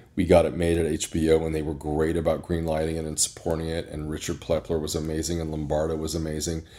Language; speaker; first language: English; native; English